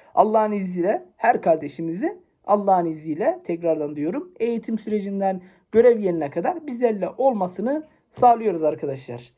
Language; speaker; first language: Turkish; native; Turkish